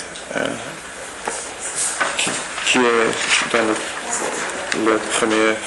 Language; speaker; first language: French; non-native, learner; English